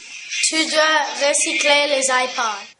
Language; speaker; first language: French; non-native, learner; English